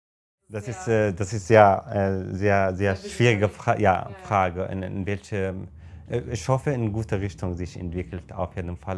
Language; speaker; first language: German; non-native, fluent; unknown